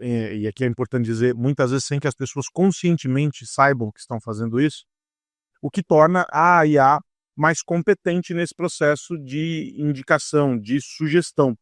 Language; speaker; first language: Portuguese; native; Portuguese